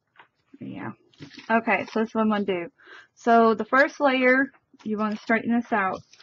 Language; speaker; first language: English; native; English